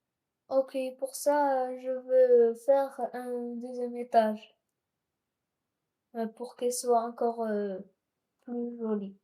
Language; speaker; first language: French; non-native, local second language; Arabic